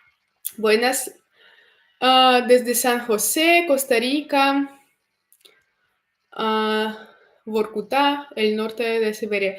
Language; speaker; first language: Spanish; non-native, fluent; Russian